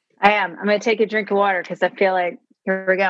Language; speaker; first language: English; native; English